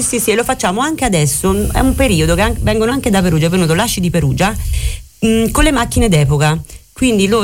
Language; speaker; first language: Italian; native; Italian